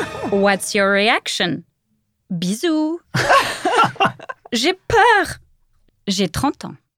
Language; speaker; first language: French; native; French